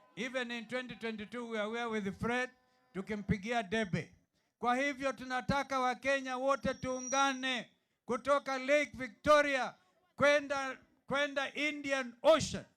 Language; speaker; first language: Swahili; non-native, local second language; Gusii